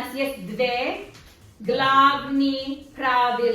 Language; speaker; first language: Russian; non-native, learner; Filipino